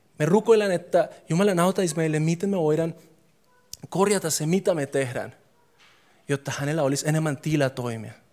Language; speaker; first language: Finnish; non-native, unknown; English